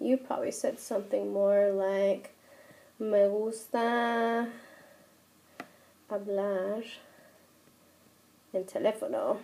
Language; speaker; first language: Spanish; non-native, fluent; English